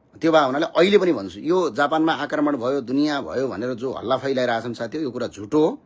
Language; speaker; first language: Nepali; native; Nepali